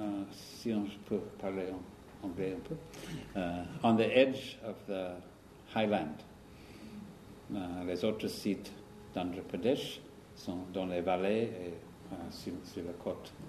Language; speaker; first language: French; non-native, learner; English